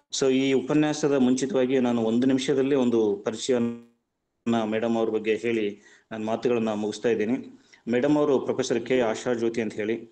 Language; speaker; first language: Kannada; native; Kannada